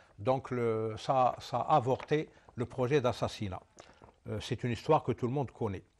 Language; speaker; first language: French; non-native, local second language; Arabic